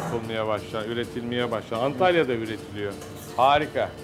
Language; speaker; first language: Turkish; native; Turkish